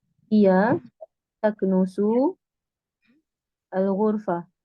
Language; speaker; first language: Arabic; non-native, learner; Indonesian